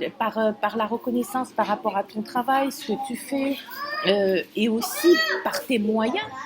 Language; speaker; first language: French; non-native, local second language; Kabyle